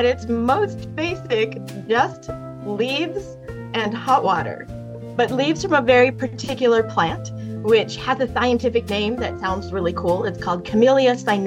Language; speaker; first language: English; native; English